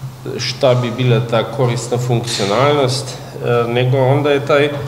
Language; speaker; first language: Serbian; non-native, fluent; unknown